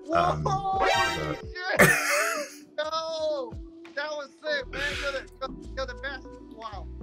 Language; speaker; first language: English; non-native, learner; Chinese